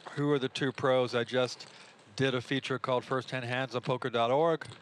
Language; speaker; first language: English; native; English